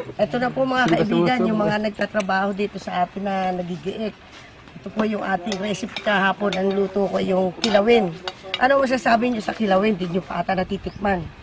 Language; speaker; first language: Filipino; native; Filipino